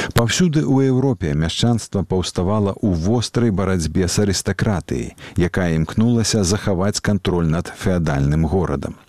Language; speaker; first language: Belarusian; native; Belarusian